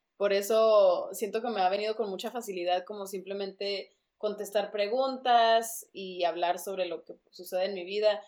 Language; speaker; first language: Spanish; early bilingual, other home language; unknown